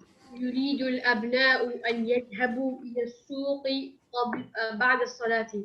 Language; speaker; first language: Arabic; non-native, learner; English